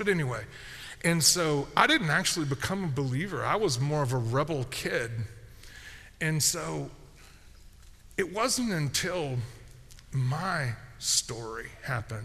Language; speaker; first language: English; native; English